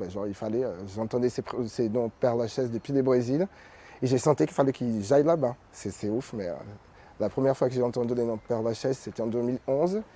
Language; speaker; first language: French; non-native, fluent; Portuguese